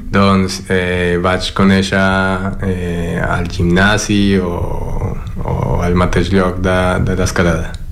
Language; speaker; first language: Catalan; non-native, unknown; Spanish